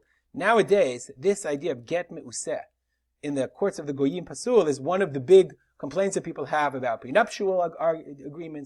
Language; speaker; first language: English; native; English